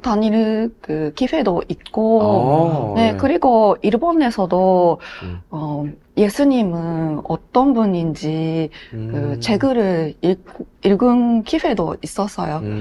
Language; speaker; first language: Korean; non-native, learner; Japanese